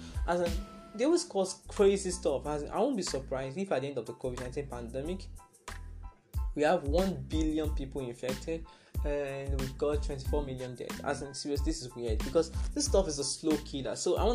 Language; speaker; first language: English; non-native, local second language; Yoruba